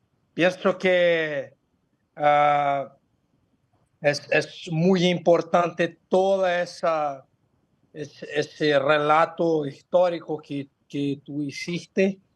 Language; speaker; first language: Spanish; non-native, fluent; Portuguese